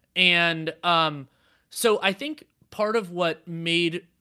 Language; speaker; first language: English; native; English